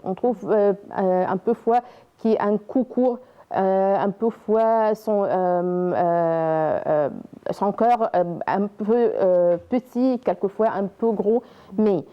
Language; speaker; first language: French; non-native, learner; Arabic